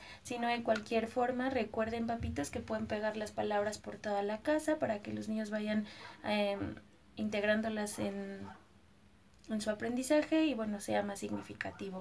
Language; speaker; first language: Spanish; native; Spanish